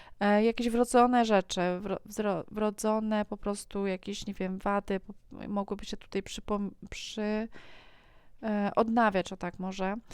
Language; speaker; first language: Polish; native; Polish